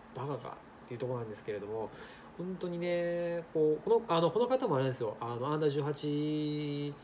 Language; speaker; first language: Japanese; native; Japanese